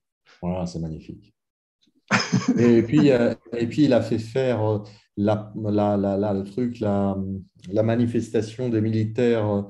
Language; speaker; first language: French; non-native, fluent; Italian